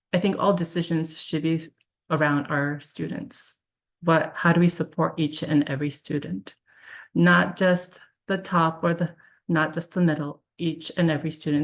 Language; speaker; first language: English; early bilingual, other home language; Korean